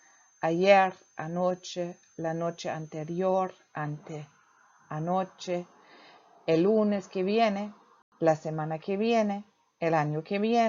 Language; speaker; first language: Spanish; non-native, fluent; English